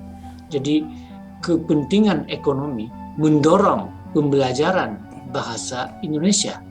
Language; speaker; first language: Indonesian; non-native, fluent; Japanese